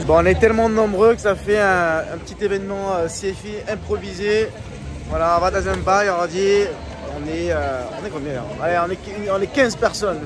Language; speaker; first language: French; native; French